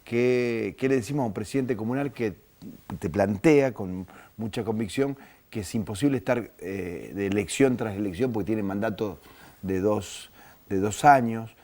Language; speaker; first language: Spanish; native; Spanish